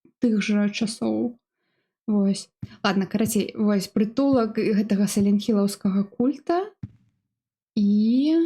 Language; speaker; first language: Belarusian; non-native, local second language; Russian